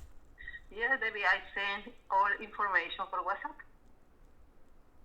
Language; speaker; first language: English; non-native, learner; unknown